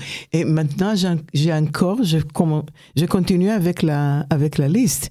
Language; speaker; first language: French; non-native, fluent; Hebrew